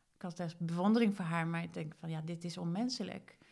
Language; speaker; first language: Dutch; non-native, fluent; Swedish